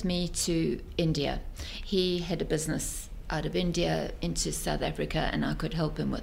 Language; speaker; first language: English; native; English